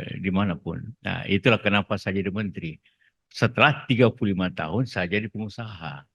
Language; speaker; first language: Indonesian; non-native, local second language; Buginese